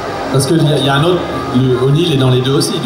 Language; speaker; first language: French; native; French